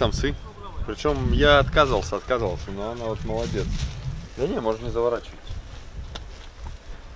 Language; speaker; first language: Russian; native; Russian